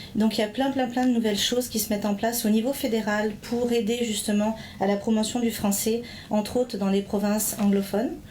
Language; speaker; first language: French; native; French